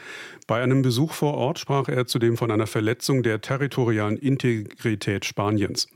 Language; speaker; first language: German; native; German